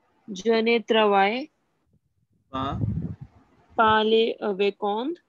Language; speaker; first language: French; non-native, learner; Punjabi